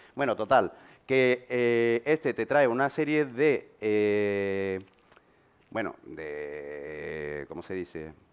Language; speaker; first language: Spanish; native; Spanish